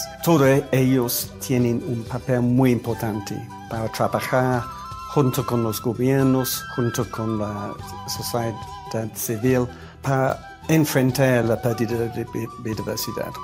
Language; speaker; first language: Spanish; non-native, fluent; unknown